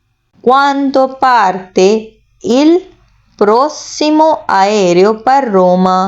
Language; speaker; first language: Italian; non-native, fluent; Urdu